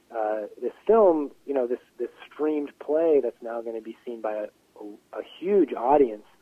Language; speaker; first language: English; native; English